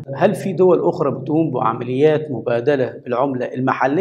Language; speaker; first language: Arabic; native; Arabic